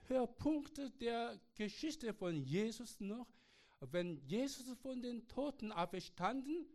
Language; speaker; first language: German; non-native, learner; Korean